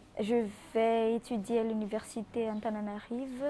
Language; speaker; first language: French; non-native, local second language; Malagasy